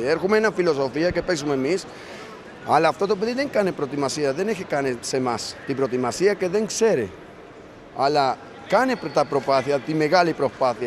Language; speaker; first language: Greek; non-native, learner; Spanish